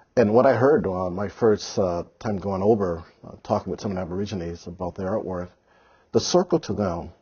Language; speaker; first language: English; native; English